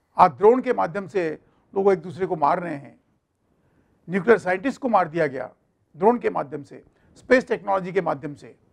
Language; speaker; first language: Hindi; non-native, local second language; Marathi